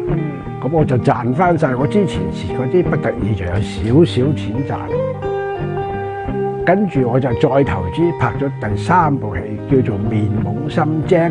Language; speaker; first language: Cantonese; native; Cantonese